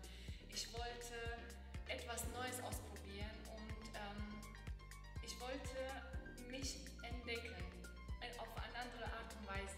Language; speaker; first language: German; non-native, fluent; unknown